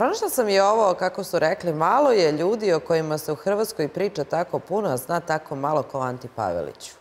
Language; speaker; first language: Serbian; native; Serbian